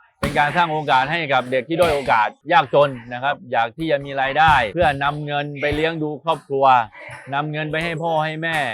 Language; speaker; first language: Thai; native; Thai